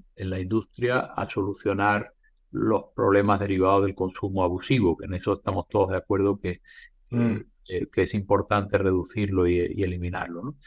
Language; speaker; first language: Spanish; native; Spanish